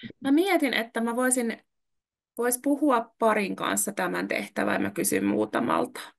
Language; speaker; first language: Finnish; native; Finnish